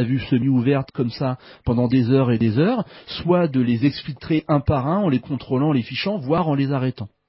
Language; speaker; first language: French; native; French